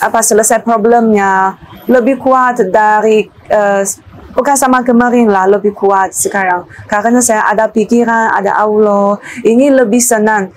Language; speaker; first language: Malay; non-native, learner; Chinese